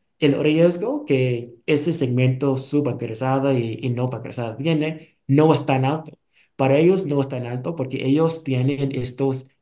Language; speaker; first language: Spanish; non-native, fluent; English